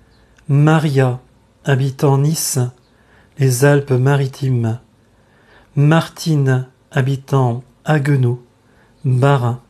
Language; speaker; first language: French; native; French